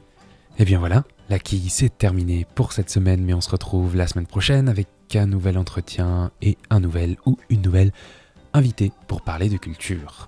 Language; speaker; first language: French; native; French